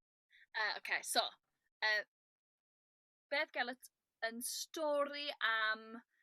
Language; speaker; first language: Welsh; non-native, learner; English